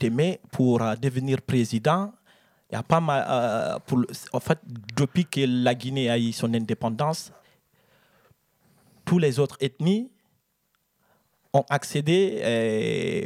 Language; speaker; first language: French; non-native, local second language; Fula